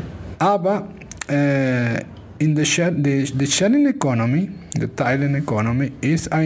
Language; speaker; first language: German; non-native, fluent; Spanish